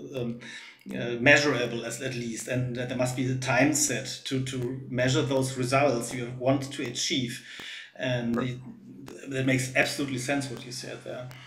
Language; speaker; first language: English; non-native, fluent; German